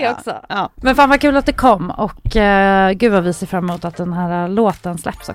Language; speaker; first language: Swedish; native; Swedish